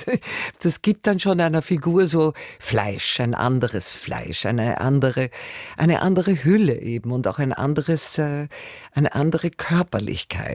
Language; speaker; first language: German; native; German